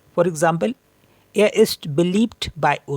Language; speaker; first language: German; non-native, learner; Hindi